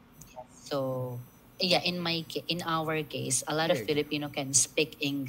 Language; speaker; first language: English; non-native, local second language; Filipino